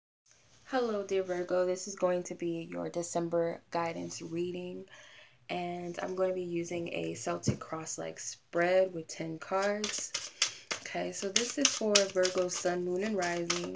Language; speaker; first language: English; native; English